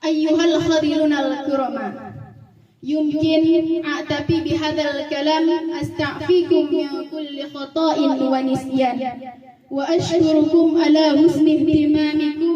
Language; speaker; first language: Arabic; non-native, learner; Indonesian